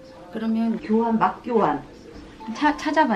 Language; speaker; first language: Korean; native; Korean